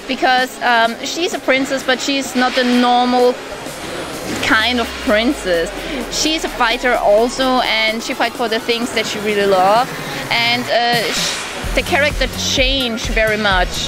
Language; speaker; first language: English; non-native, fluent; German